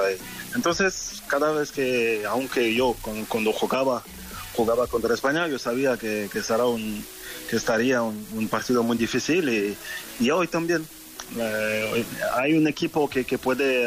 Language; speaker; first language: Spanish; non-native, learner; French